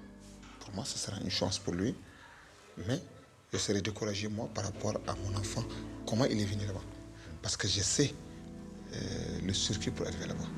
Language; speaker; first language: French; non-native, local second language; Fula